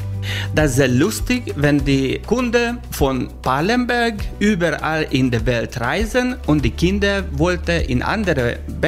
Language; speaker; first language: German; non-native, learner; Hungarian